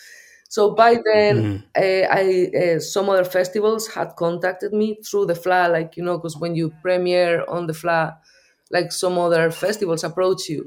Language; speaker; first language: English; non-native, fluent; Spanish